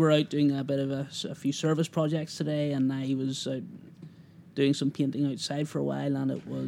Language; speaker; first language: English; native; English